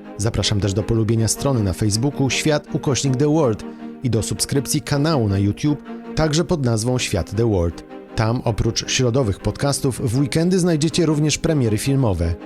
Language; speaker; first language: Polish; native; Polish